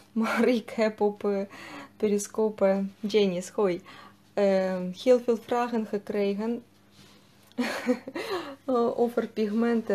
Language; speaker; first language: Dutch; non-native, fluent; Russian